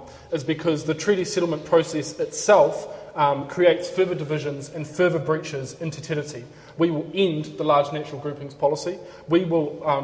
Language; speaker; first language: English; native; English